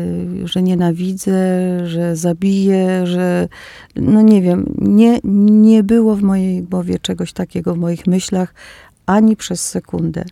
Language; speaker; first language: Polish; early bilingual, other home language; Greek